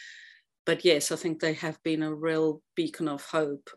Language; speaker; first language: English; native; English